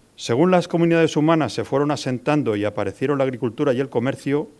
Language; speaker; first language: Spanish; native; Spanish